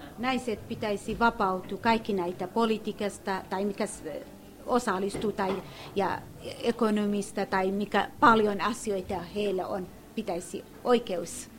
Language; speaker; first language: Finnish; non-native, learner; Kurdish